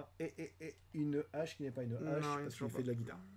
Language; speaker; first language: French; native; French